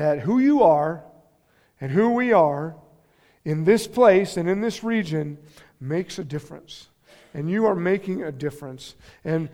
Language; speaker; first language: English; native; English